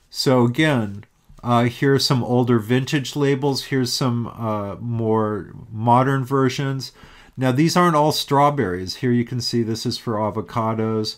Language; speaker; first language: English; native; English